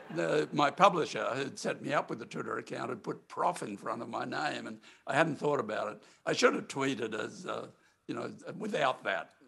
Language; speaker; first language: English; native; English